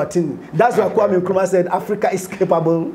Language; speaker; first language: English; non-native, local second language; Ewe